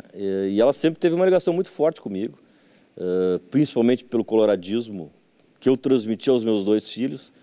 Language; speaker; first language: Portuguese; native; Portuguese